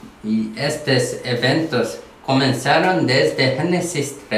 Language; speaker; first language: Spanish; non-native, learner; Korean